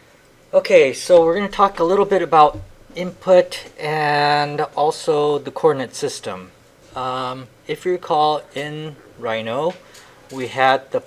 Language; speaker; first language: English; native; English